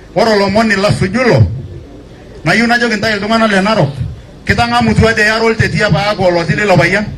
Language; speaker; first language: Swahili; non-native, local second language; Masai